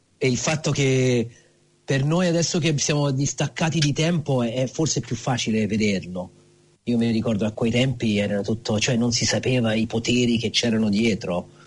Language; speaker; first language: Italian; early bilingual, heritage; Italian